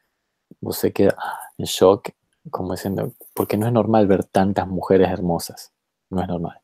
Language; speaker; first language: Portuguese; non-native, fluent; Spanish